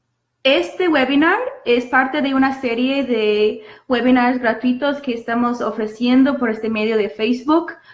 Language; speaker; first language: Spanish; non-native, fluent; English